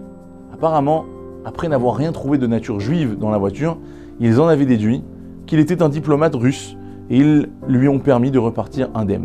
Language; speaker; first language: French; native; French